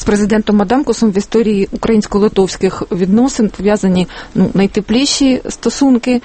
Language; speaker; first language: Ukrainian; native; Ukrainian